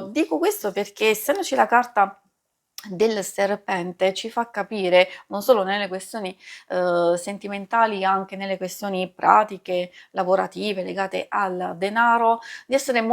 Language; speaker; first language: Italian; native; Italian